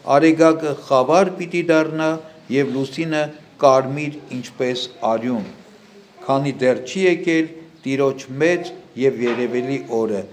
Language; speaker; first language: Armenian; native; Armenian